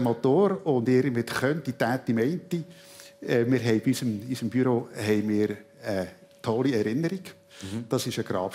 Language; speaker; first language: German; native; German